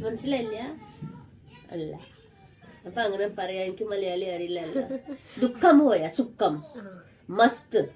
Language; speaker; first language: Malayalam; non-native, learner; Hindi